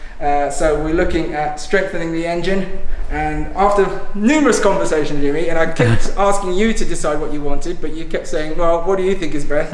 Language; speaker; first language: English; native; English